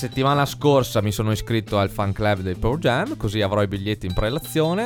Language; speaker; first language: Italian; native; Italian